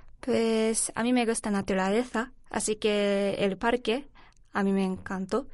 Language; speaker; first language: Spanish; non-native, learner; Japanese